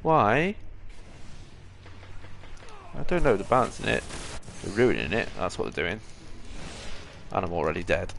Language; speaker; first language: English; native; English